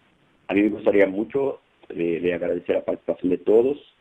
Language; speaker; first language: Spanish; non-native, fluent; Portuguese